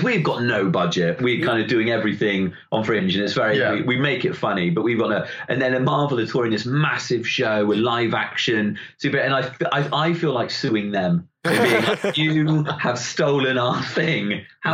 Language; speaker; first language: English; native; English